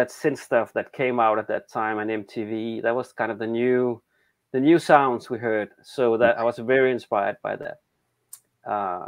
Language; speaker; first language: English; non-native, fluent; Danish